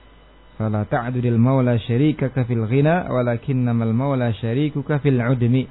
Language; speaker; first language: Arabic; non-native, fluent; Indonesian